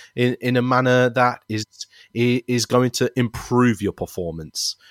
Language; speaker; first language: English; native; English